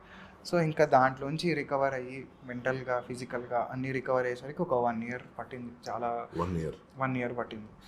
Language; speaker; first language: Telugu; native; Telugu